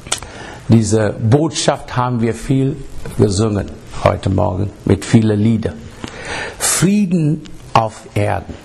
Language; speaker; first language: German; non-native, learner; English